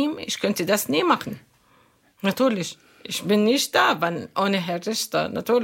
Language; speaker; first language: German; non-native, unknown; Arabic